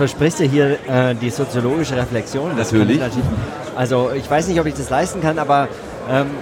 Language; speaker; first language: German; native; German